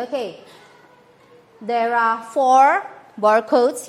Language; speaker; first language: English; non-native, fluent; Indonesian